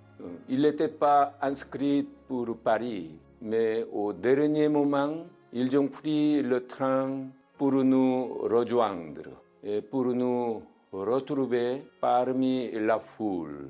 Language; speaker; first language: French; non-native, fluent; Korean